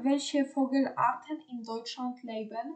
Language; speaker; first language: German; non-native, fluent; Polish